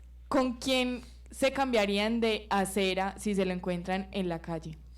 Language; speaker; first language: Spanish; native; Spanish